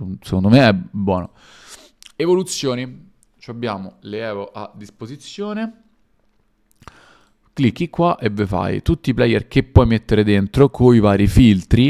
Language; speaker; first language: Italian; native; Italian